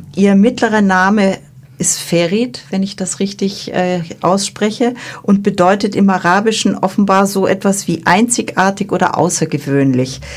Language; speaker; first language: German; native; German